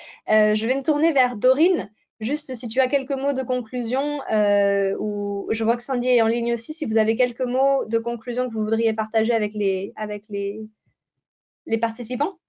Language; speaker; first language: French; native; French